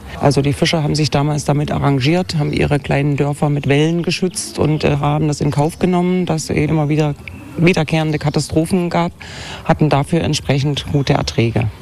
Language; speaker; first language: German; native; German